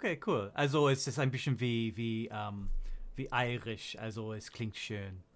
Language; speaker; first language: German; non-native, learner; English